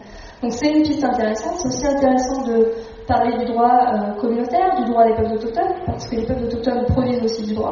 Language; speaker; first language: French; native; French